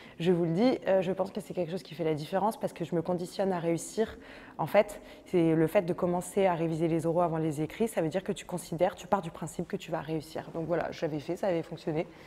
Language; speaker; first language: French; native; French